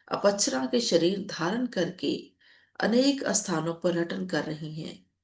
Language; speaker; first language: Hindi; non-native, local second language; Punjabi